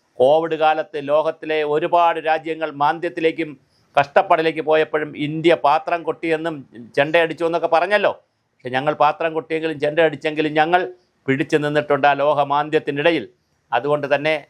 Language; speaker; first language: Malayalam; native; Malayalam